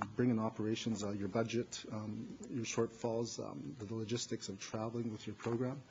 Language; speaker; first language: English; native; English